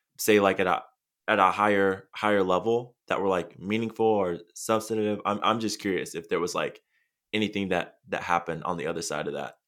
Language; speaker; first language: English; native; English